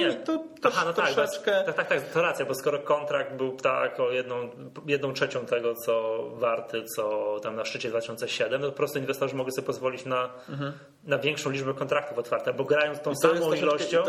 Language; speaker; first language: Polish; native; Polish